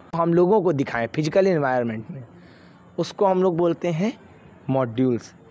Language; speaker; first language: Hindi; native; Hindi